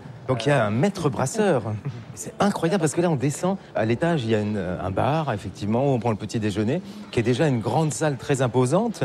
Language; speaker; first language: French; native; French